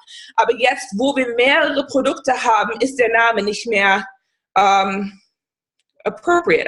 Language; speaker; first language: German; non-native, fluent; English